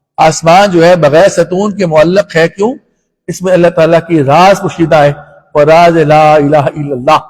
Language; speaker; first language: Urdu; non-native, local second language; Punjabi